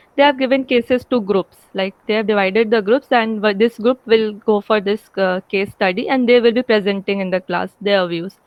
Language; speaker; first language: English; non-native, local second language; Hindi